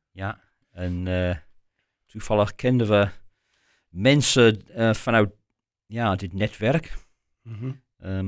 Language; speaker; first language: Dutch; non-native, fluent; English